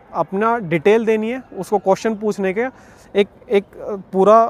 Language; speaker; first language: Hindi; native; Hindi